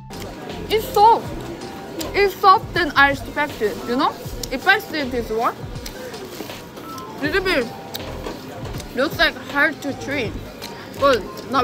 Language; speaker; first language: English; non-native, learner; Korean